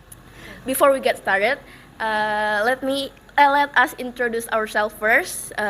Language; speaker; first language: English; non-native, learner; Indonesian